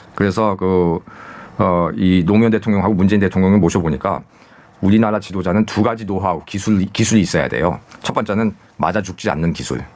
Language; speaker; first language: Korean; native; Korean